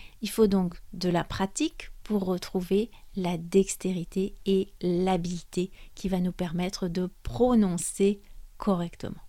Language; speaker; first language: French; native; French